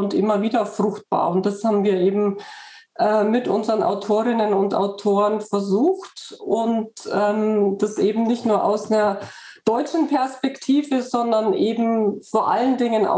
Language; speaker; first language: German; native; German